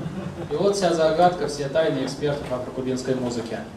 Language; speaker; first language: Russian; native; Russian